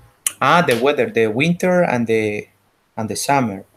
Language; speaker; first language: English; non-native, learner; Spanish